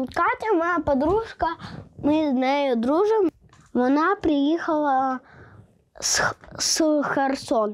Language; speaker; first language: Ukrainian; non-native, local second language; Russian